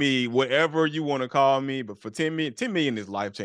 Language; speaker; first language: English; native; English